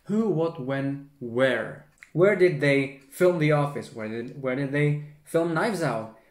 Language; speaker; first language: English; non-native, fluent; Czech